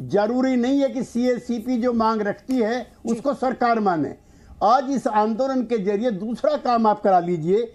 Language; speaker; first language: Hindi; native; Hindi